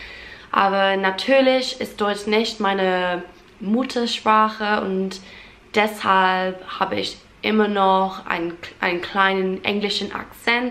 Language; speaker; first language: German; non-native, fluent; English